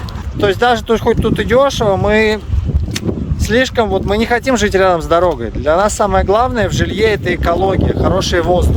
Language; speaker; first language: Russian; native; Russian